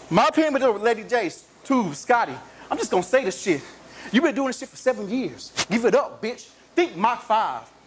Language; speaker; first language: English; native; English